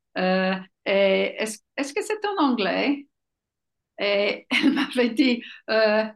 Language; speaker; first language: French; non-native, fluent; English